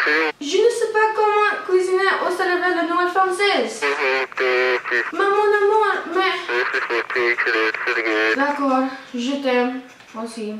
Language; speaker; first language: French; non-native, learner; English